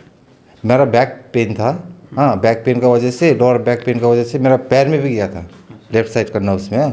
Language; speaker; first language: Hindi; non-native, learner; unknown